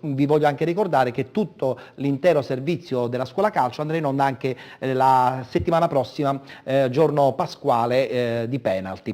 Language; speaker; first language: Italian; native; Italian